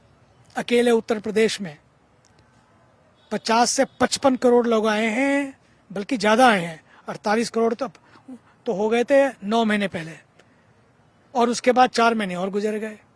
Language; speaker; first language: Hindi; native; Hindi